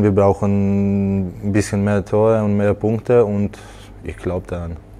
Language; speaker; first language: German; non-native, learner; Slovak